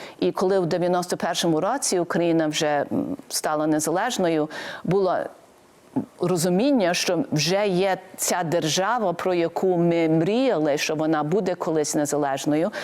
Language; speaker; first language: Ukrainian; early bilingual, heritage; Ukrainian